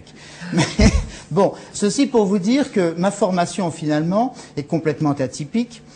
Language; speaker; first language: French; native; French